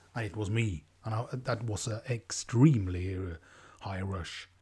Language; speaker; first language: English; non-native, fluent; Norwegian